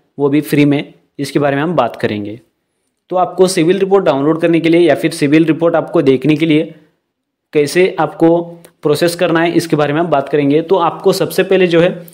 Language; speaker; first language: Hindi; non-native, local second language; Marathi